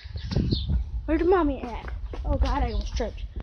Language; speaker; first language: English; native; English